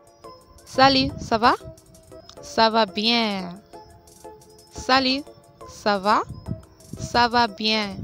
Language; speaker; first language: French; non-native, fluent; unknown